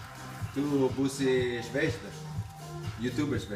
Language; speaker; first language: Lithuanian; non-native, learner; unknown